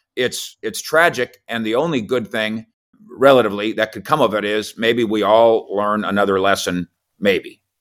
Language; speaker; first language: English; native; English